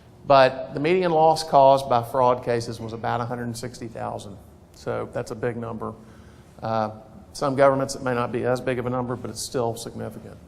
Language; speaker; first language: English; native; English